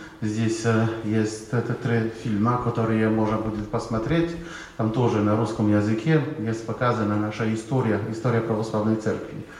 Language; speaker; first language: Russian; non-native, fluent; Polish